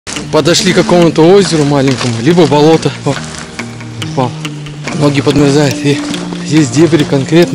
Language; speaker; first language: Russian; native; Russian